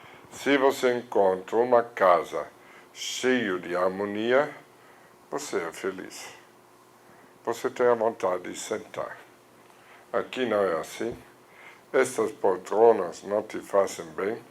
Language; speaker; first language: Portuguese; non-native, fluent; German